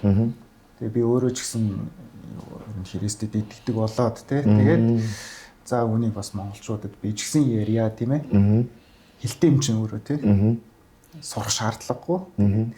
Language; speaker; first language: Mongolian; non-native, fluent; Japanese